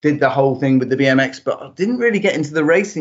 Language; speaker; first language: English; native; English